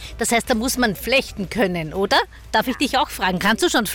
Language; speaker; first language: German; native; German